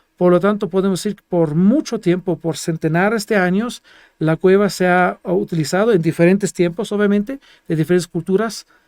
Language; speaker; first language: Spanish; non-native, fluent; Greek